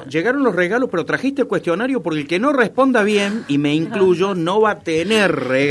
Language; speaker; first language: Spanish; native; Spanish